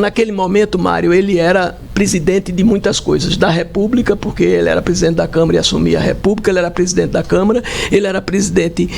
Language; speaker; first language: Portuguese; native; Portuguese